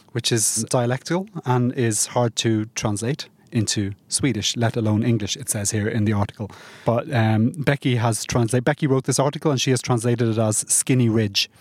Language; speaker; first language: English; native; English